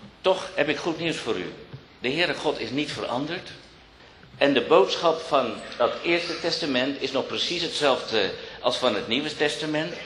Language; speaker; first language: Dutch; native; Dutch